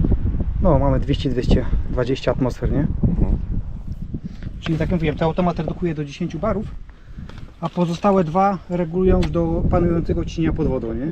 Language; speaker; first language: Polish; native; Polish